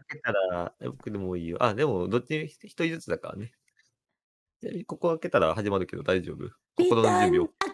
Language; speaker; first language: Japanese; native; Japanese